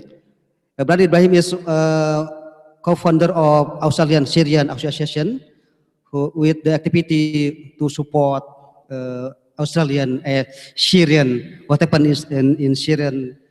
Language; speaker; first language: English; non-native, fluent; Indonesian